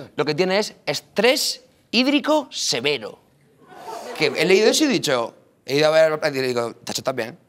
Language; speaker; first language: Spanish; native; Spanish